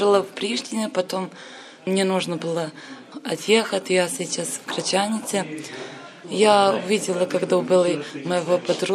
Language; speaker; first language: Russian; non-native, learner; Serbian